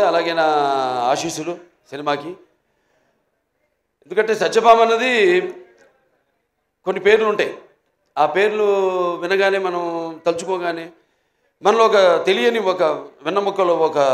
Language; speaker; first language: Telugu; native; Telugu